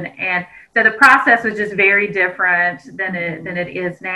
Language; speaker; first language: English; native; English